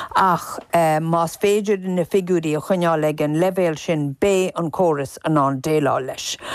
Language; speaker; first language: Irish; native; Irish